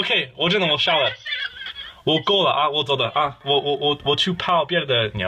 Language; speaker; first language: Chinese; non-native, learner; English